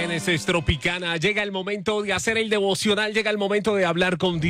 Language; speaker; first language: Spanish; native; Spanish